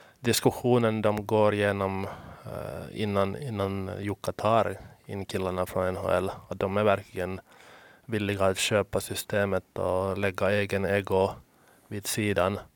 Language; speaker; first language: Swedish; non-native, local second language; Finnish